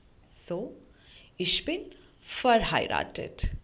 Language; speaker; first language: German; non-native, fluent; Hindi